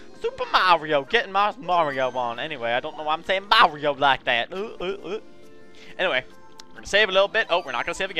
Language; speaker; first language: English; native; English